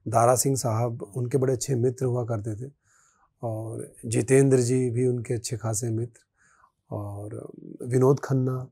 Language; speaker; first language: Hindi; native; Hindi